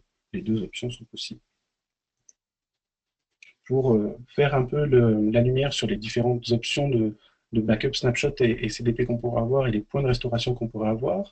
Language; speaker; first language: French; native; French